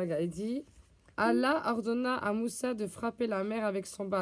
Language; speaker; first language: French; native; French